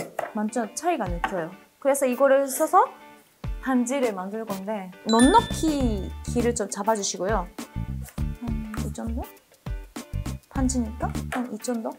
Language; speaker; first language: Korean; non-native, fluent; Japanese